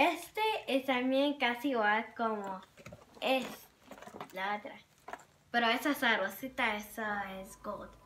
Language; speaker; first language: Spanish; early bilingual, heritage; Spanish